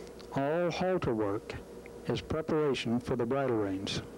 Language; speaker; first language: English; native; English